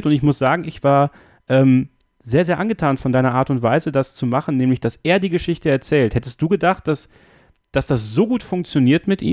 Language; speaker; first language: German; native; German